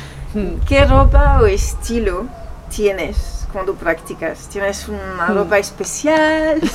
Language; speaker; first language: Spanish; non-native, fluent; French